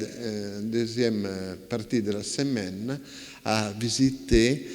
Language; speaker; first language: French; non-native, fluent; Italian